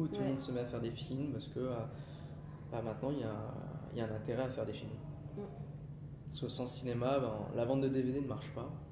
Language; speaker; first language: French; native; French